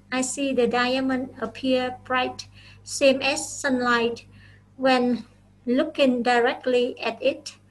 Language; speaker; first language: English; non-native, fluent; Vietnamese